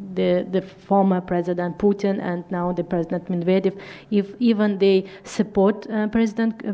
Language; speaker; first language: English; non-native, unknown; Uzbek